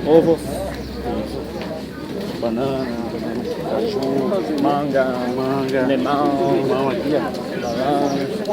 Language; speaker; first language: Portuguese; non-native, learner; English